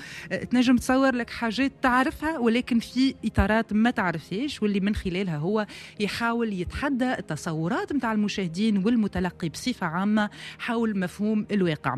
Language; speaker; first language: Arabic; native; Arabic